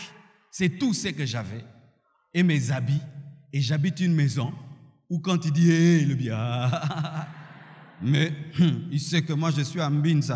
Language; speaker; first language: French; non-native, local second language; Lingala